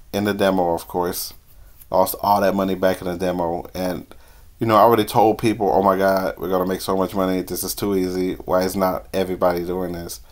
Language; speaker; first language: English; native; English